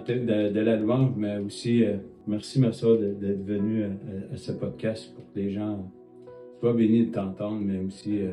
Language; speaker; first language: French; native; French